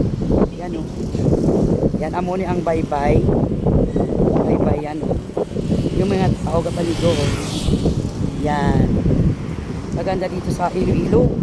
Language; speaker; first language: Filipino; non-native, local second language; Hiligaynon